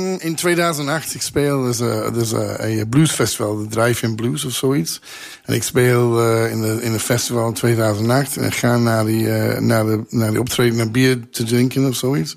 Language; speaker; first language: Dutch; non-native, learner; English